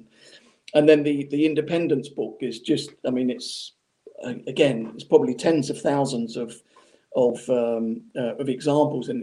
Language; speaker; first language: English; native; English